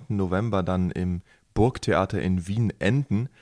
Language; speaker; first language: German; native; German